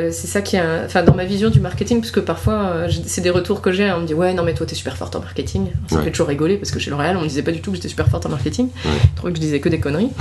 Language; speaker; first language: French; native; French